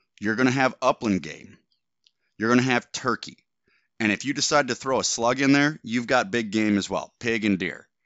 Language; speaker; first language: English; native; English